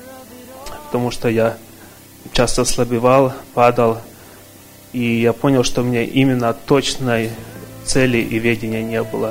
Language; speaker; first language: Russian; early bilingual, other home language; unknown